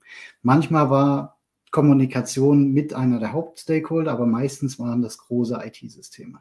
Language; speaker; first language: German; native; German